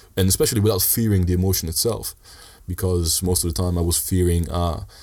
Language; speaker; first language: English; early bilingual, heritage; Dutch